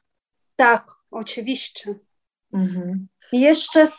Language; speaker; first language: Polish; non-native, learner; Ukrainian